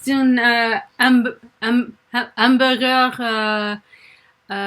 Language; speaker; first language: French; non-native, learner; English